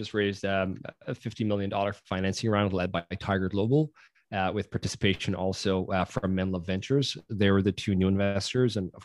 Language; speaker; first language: English; native; English